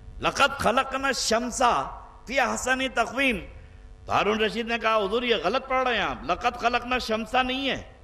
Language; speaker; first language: Urdu; native; Urdu